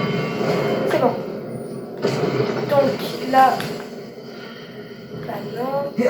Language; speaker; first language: French; native; French